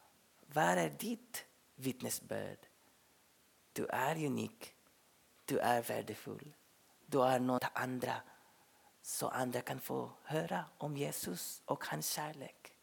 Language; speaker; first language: Swedish; non-native, fluent; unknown